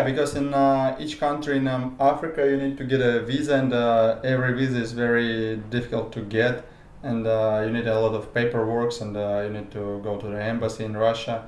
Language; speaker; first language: English; non-native, learner; Russian